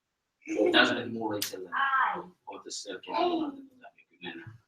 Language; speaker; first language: Finnish; native; Finnish